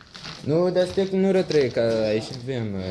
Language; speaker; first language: Romanian; non-native, learner; French